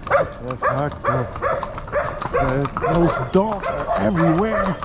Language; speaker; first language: English; non-native, fluent; German